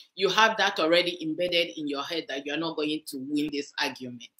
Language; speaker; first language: English; non-native, local second language; Igbo